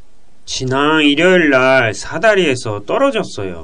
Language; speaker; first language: Korean; non-native, fluent; Japanese